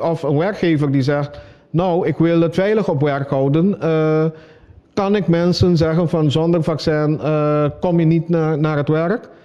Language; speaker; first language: Dutch; non-native, local second language; Papiamento